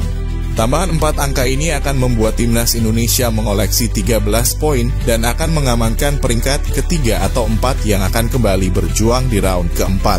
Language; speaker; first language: Indonesian; native; Indonesian